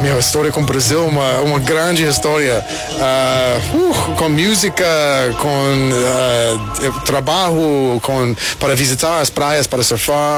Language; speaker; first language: Portuguese; non-native, learner; English